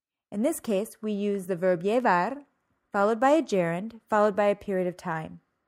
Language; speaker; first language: English; native; English